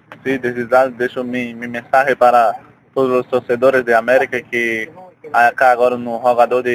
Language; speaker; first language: Spanish; non-native, learner; Portuguese